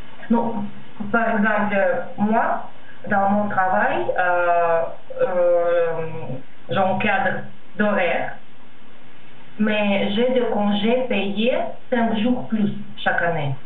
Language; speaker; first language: French; non-native, learner; Russian